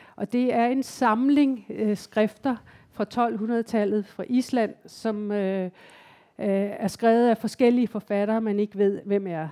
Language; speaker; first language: Danish; native; Danish